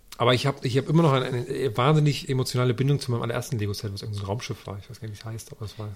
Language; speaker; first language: German; native; German